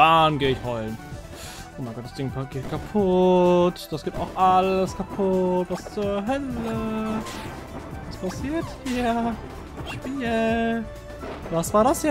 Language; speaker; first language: German; native; German